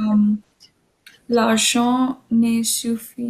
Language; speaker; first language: French; non-native, learner; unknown